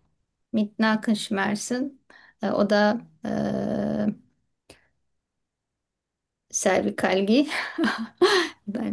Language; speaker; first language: German; non-native, learner; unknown